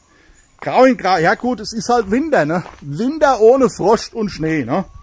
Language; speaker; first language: German; native; German